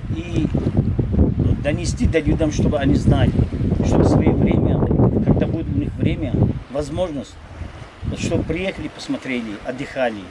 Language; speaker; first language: Russian; non-native, local second language; Tajik